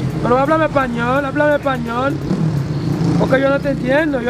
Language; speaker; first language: Spanish; non-native, learner; Haitian Creole